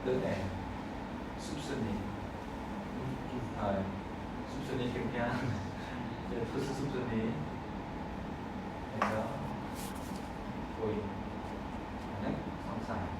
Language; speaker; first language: French; non-native, fluent; Khmer